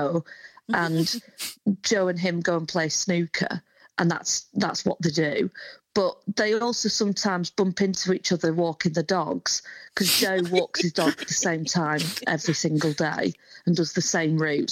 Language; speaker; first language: English; native; English